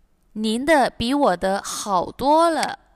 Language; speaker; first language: Chinese; non-native, fluent; Indonesian